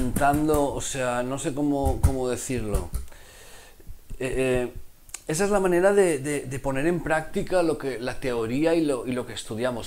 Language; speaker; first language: Spanish; native; Spanish